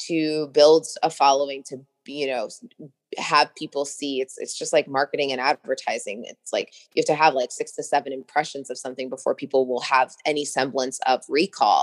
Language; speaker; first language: English; native; English